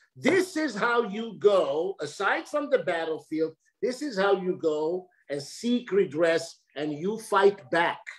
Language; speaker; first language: English; early bilingual, other home language; Armenian